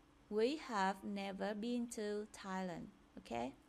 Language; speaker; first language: English; non-native, fluent; Vietnamese